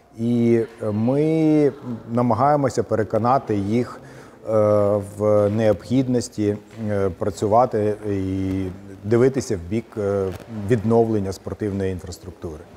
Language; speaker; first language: Ukrainian; native; Ukrainian